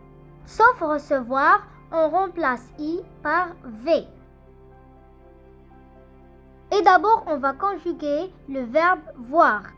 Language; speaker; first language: French; non-native, fluent; Arabic